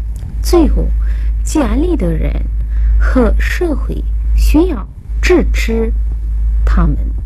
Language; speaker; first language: Chinese; non-native, fluent; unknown